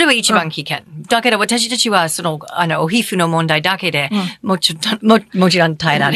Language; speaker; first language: Japanese; non-native, fluent; English